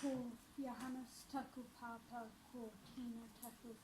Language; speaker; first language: Māori; non-native, learner; English